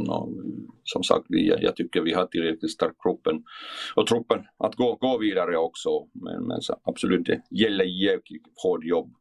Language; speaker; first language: Swedish; non-native, fluent; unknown